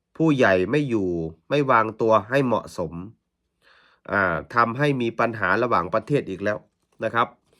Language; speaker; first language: Thai; native; Thai